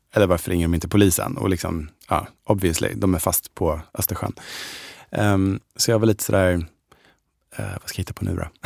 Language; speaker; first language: Swedish; native; Swedish